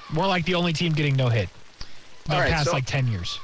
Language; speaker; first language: English; native; English